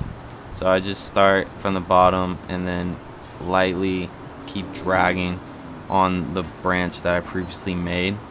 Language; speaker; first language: English; native; English